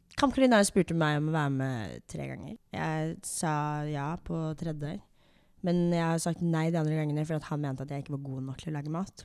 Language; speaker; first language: Norwegian; early bilingual, other home language; English